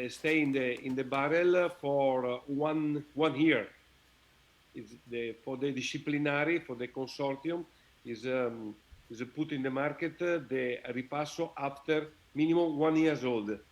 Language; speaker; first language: English; non-native, learner; Italian